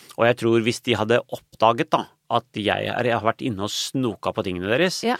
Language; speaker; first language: Norwegian; early bilingual, other home language; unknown